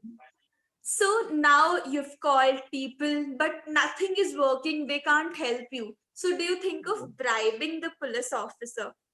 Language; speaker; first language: English; non-native, local second language; Hindi